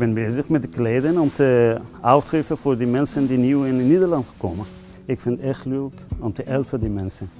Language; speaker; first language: Dutch; non-native, learner; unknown